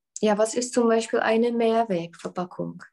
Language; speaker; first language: German; non-native, fluent; Czech